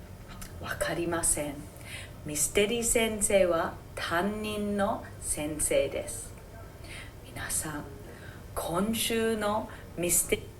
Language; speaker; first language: Japanese; non-native, fluent; English